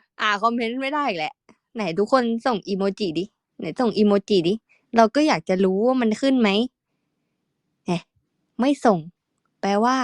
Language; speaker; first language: Thai; native; Thai